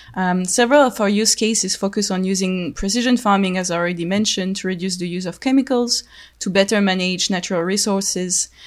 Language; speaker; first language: English; non-native, fluent; French